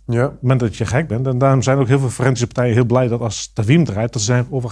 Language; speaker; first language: Dutch; native; Dutch